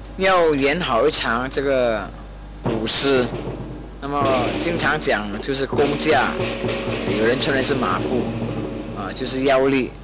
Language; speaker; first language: Chinese; native; Chinese